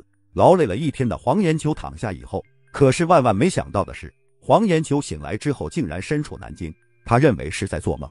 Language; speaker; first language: Chinese; native; Chinese